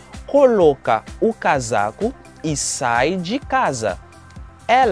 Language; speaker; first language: Portuguese; non-native, fluent; Haitian Creole